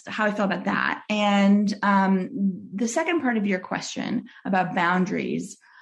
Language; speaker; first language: English; early bilingual, other home language; Russian